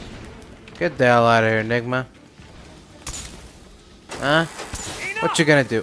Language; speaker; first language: English; native; English